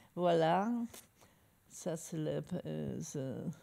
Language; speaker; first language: French; non-native, learner; Polish